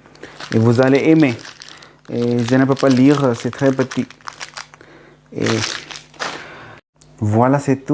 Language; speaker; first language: French; non-native, learner; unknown